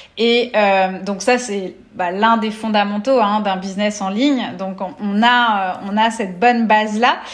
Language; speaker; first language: French; native; French